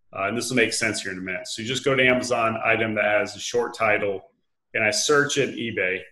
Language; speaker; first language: English; native; English